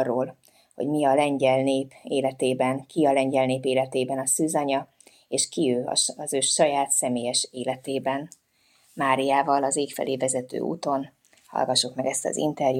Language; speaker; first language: Hungarian; native; Hungarian